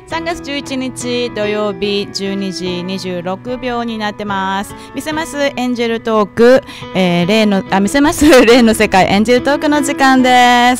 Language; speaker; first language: Japanese; native; Japanese